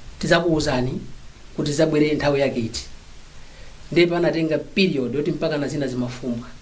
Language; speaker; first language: Nyanja; non-native, local second language; Tumbuka